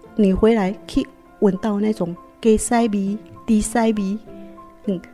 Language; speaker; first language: Chinese; native; Chinese